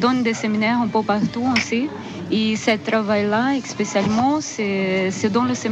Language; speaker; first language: French; non-native, learner; Portuguese